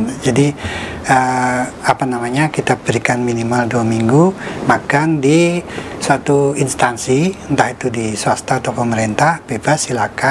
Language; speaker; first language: Indonesian; native; Indonesian